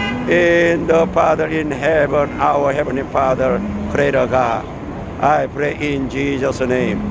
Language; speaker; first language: English; non-native, learner; Korean